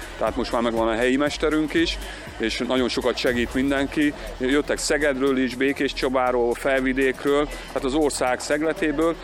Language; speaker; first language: Hungarian; native; Hungarian